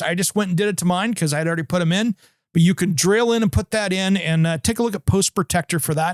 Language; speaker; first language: English; native; English